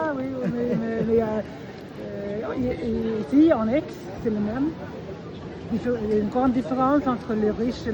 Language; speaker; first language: French; non-native, learner; Swedish